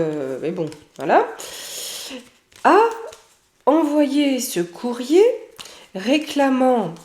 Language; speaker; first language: French; native; French